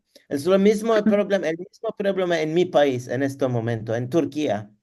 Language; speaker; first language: Spanish; non-native, learner; Turkish